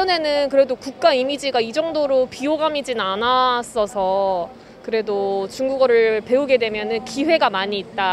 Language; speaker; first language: Korean; native; Korean